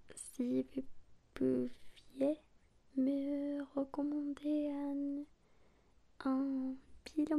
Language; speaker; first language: French; non-native, learner; Spanish